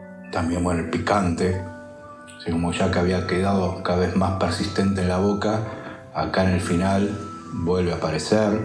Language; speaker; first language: Spanish; native; Spanish